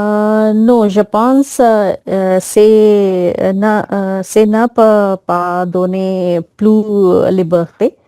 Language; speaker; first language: French; non-native, learner; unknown